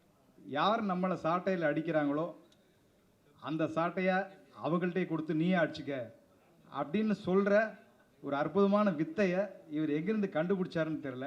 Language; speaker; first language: Tamil; native; Tamil